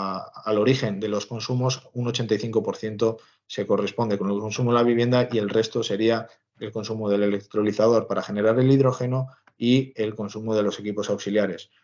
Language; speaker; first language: Spanish; native; Spanish